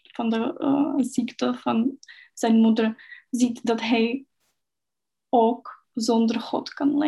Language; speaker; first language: Dutch; non-native, fluent; Czech